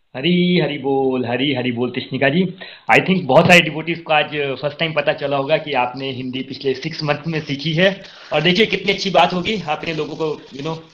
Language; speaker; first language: Hindi; native; Hindi